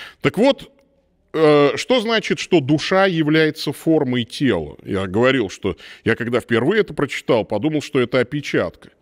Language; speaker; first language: Russian; native; Russian